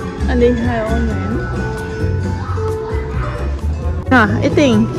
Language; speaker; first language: English; non-native, learner; Khmer